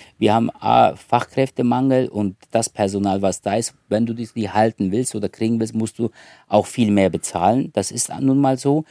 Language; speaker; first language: German; early bilingual, other home language; Turkish